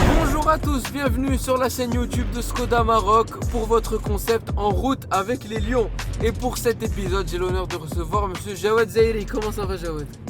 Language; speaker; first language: French; non-native, local second language; Arabic